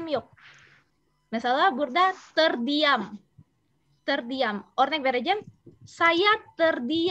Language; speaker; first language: Turkish; non-native, learner; Indonesian